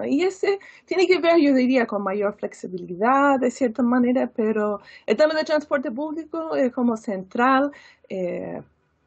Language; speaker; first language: Spanish; non-native, fluent; English